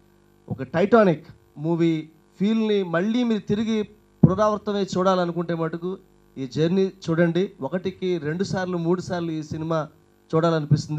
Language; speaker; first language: Telugu; native; Telugu